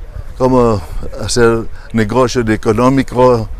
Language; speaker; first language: Spanish; non-native, fluent; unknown